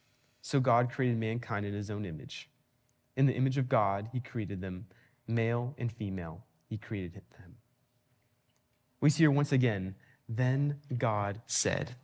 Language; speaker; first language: English; native; English